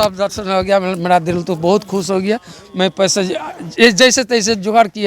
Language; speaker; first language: Hindi; non-native, local second language; Bangla